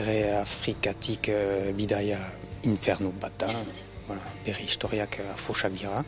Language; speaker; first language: Basque; non-native, local second language; French